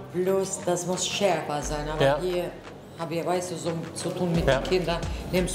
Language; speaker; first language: German; non-native, fluent; Albanian